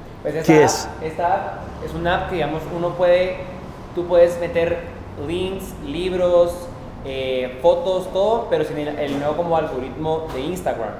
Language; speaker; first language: Spanish; native; Spanish